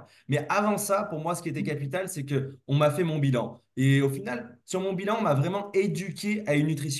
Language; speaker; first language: French; native; French